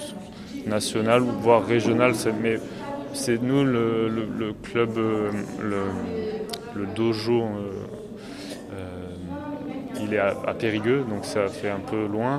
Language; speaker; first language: French; native; French